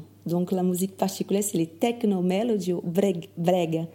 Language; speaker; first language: French; non-native, fluent; Portuguese